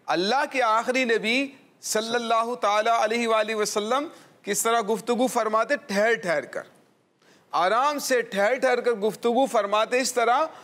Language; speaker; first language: Urdu; native; Urdu